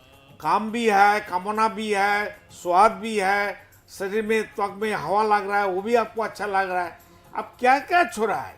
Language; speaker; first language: Hindi; non-native, local second language; Bangla